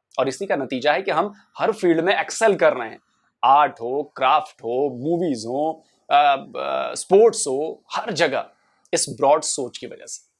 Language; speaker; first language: Hindi; native; Hindi